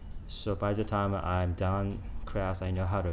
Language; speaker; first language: English; non-native, learner; Japanese